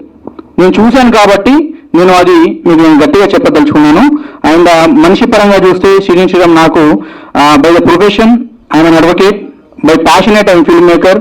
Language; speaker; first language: Telugu; native; Telugu